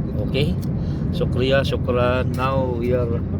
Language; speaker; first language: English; non-native, learner; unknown